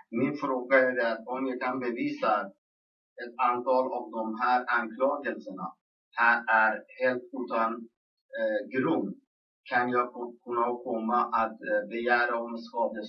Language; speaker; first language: Swedish; non-native, local second language; Persian